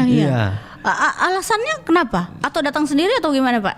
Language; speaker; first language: Indonesian; native; Indonesian